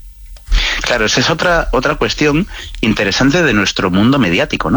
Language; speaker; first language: Spanish; native; Spanish